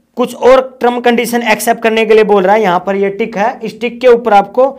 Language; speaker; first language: Hindi; native; Hindi